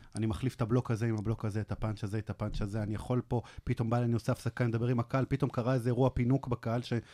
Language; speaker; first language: Hebrew; native; Hebrew